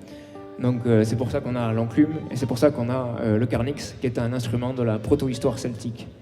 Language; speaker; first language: French; native; French